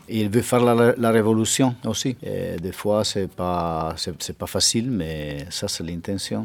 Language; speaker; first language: French; non-native, fluent; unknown